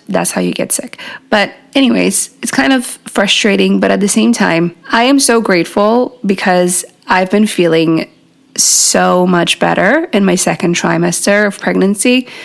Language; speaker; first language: English; non-native, fluent; Polish